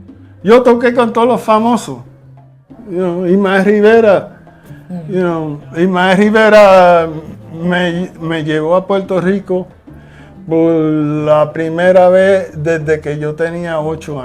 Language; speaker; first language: Spanish; early bilingual, heritage; Spanish